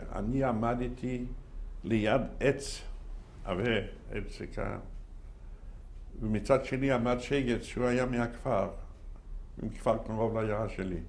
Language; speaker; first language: Hebrew; non-native, fluent; Yiddish